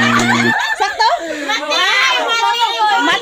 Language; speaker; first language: Cebuano; native; Cebuano